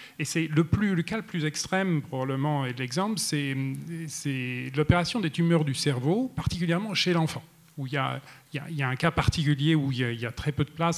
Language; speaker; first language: French; native; French